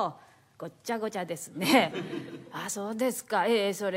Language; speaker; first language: Japanese; native; Japanese